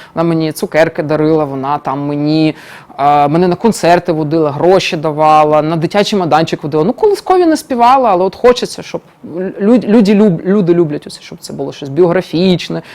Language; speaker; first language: Ukrainian; non-native, local second language; Russian